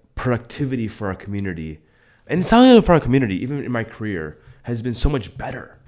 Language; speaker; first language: English; native; English